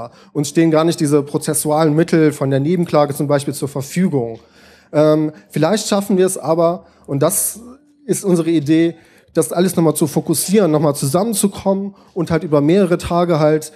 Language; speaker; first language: German; native; German